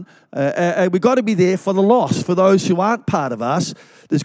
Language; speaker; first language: English; native; English